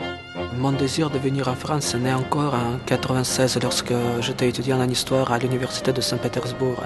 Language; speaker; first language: French; non-native, fluent; Russian